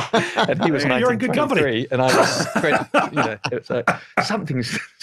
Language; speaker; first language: English; native; English